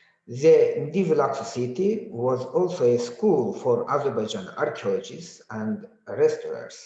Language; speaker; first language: English; non-native, learner; Azerbaijani